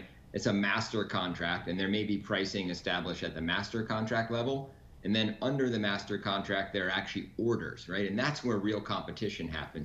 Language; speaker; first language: English; native; English